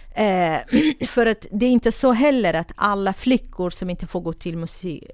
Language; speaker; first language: Swedish; non-native, fluent; Kurdish